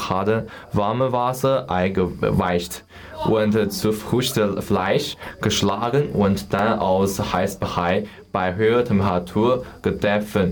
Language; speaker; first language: German; non-native, learner; Chinese